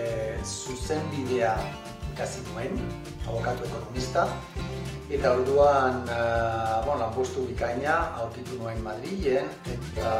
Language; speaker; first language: Basque; non-native, local second language; Spanish